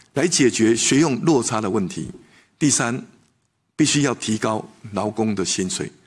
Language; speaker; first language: Chinese; native; Chinese